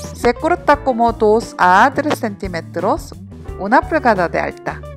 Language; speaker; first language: Spanish; non-native, learner; Korean